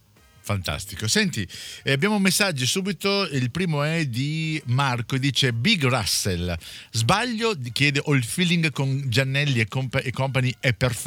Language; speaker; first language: Italian; native; Italian